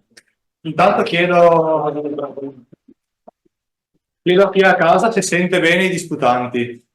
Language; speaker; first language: Italian; native; Italian